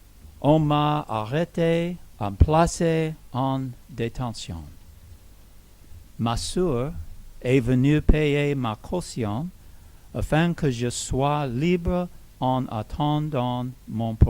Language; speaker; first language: French; non-native, learner; English